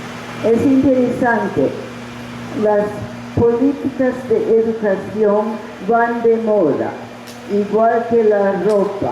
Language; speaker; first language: Spanish; non-native, fluent; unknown